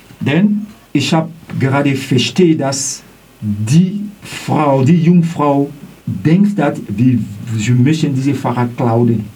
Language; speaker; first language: German; non-native, learner; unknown